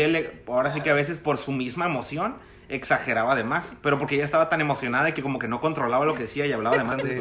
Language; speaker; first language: Spanish; native; Spanish